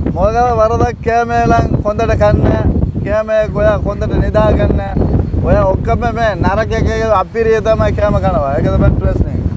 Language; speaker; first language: Sinhala; non-native, local second language; Tamil